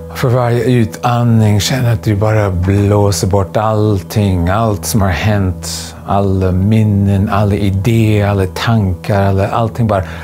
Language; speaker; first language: Swedish; non-native, fluent; English